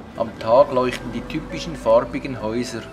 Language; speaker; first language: German; native; German